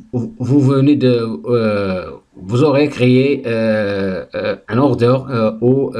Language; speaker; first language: French; non-native, fluent; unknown